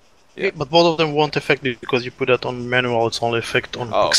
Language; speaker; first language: English; non-native, fluent; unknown